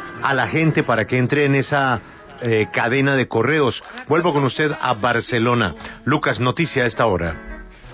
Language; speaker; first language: Spanish; native; Spanish